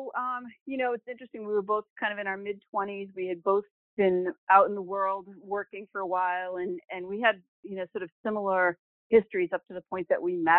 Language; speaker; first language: English; native; English